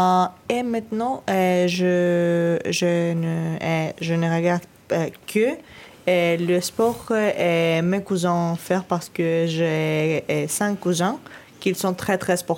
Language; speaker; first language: French; non-native, learner; Greek